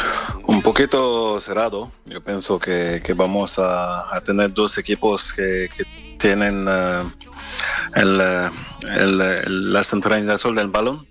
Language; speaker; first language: Spanish; non-native, fluent; French